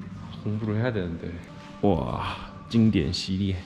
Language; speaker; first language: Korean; native; Korean